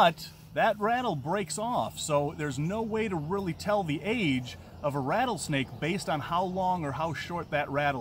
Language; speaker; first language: English; native; English